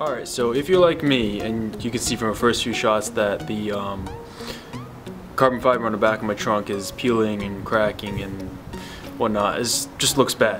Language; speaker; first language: English; native; English